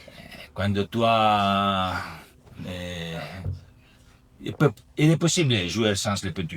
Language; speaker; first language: French; non-native, learner; Italian